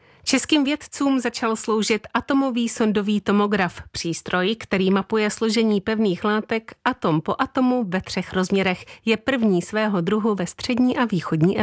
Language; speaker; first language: Czech; native; Czech